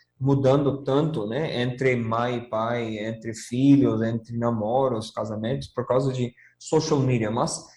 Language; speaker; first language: Portuguese; non-native, fluent; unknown